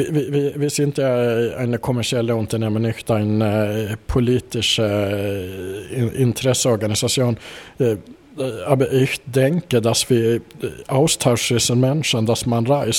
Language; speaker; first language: German; non-native, fluent; Swedish